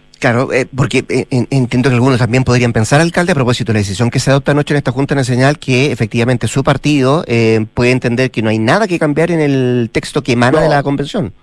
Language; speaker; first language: Spanish; native; Spanish